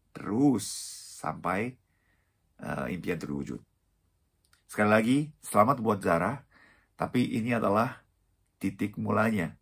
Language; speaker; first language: Indonesian; non-native, fluent; Japanese